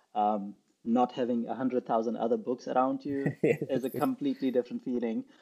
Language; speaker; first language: English; non-native, local second language; Urdu